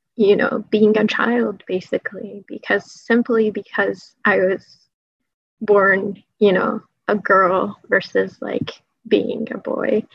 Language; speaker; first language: English; early bilingual, other home language; Persian